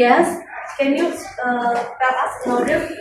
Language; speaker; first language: English; non-native, learner; Indonesian